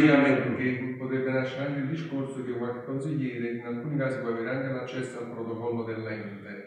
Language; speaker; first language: Italian; native; Italian